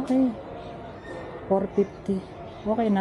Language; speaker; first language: English; non-native, local second language; Filipino